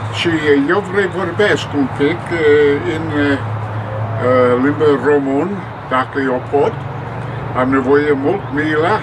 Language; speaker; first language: Romanian; non-native, learner; English